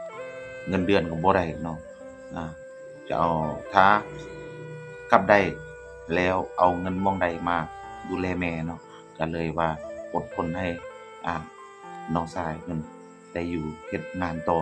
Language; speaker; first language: Thai; non-native, local second language; Lao